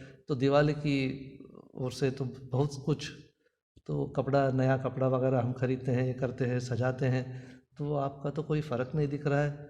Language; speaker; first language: Hindi; non-native, local second language; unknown